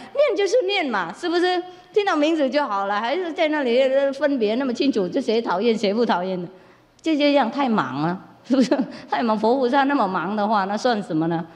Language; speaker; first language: Chinese; non-native, fluent; Vietnamese